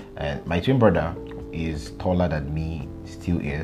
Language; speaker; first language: English; non-native, local second language; Yoruba